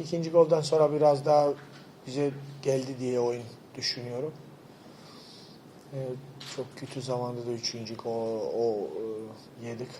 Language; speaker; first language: Turkish; non-native, fluent; Georgian